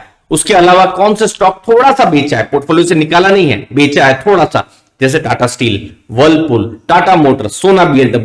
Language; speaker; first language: Hindi; native; Hindi